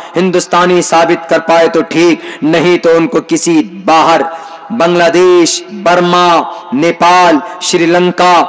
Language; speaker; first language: Urdu; native; Urdu